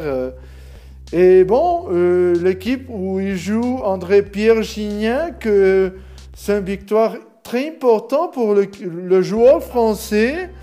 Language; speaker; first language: French; non-native, learner; Spanish